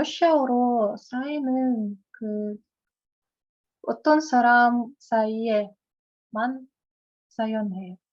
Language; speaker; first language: Korean; non-native, learner; Russian